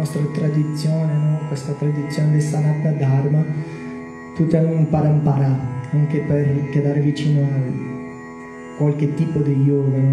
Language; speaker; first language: Italian; non-native, learner; Portuguese